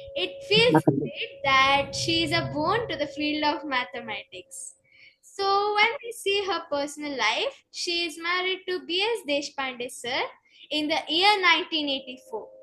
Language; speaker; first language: English; non-native, local second language; Kannada